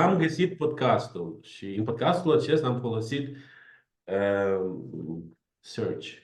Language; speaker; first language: Romanian; non-native, learner; Ukrainian